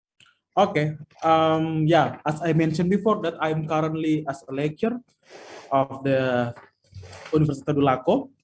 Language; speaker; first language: English; non-native, fluent; Indonesian